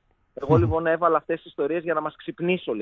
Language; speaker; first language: Greek; native; Greek